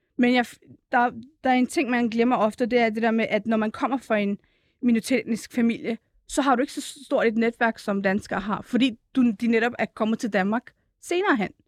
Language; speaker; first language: Danish; early bilingual, other home language; Turkish